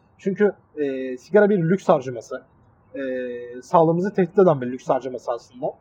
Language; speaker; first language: Turkish; native; Turkish